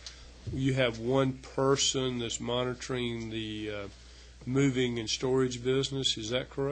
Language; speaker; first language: English; native; English